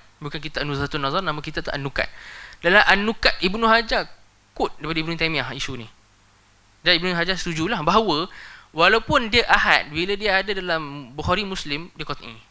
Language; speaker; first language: Malay; native; Malay